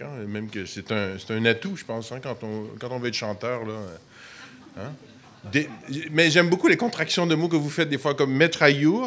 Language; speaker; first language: French; native; French